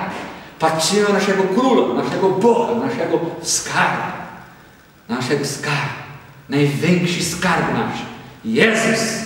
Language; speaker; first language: Polish; non-native, learner; Portuguese